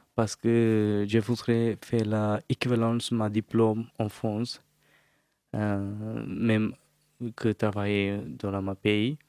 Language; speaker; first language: French; non-native, fluent; Sinhala